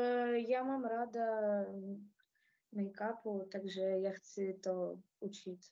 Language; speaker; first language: Czech; non-native, learner; Ukrainian